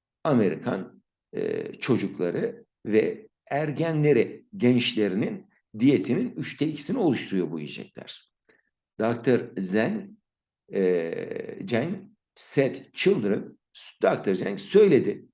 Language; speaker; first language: Turkish; native; Turkish